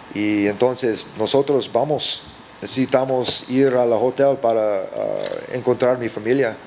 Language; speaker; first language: Spanish; early bilingual, heritage; English